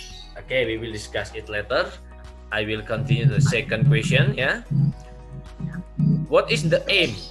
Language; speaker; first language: English; non-native, learner; Indonesian